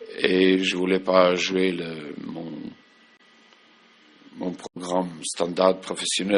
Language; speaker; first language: French; non-native, fluent; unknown